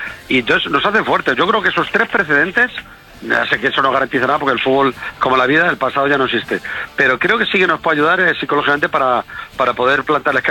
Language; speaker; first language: Spanish; native; Spanish